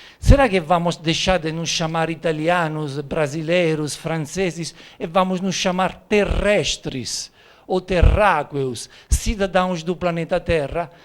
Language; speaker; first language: Portuguese; non-native, fluent; Italian